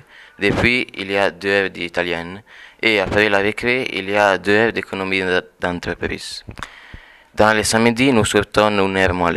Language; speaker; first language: French; non-native, learner; Italian